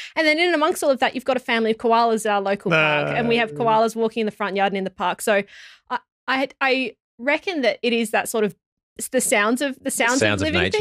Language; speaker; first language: English; native; English